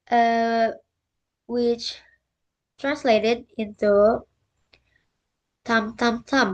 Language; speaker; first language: English; non-native, learner; Indonesian